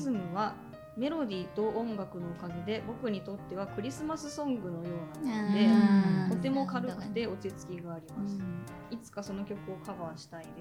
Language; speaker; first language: Japanese; native; Japanese